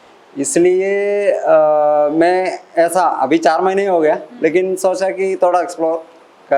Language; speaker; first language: Hindi; non-native, local second language; Malayalam